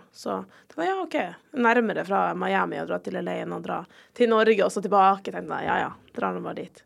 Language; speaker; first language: Norwegian; native; Norwegian